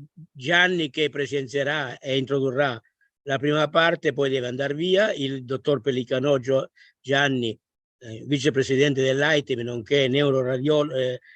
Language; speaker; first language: Italian; native; Italian